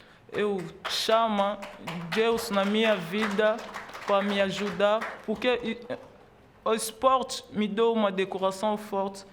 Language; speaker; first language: Portuguese; non-native, learner; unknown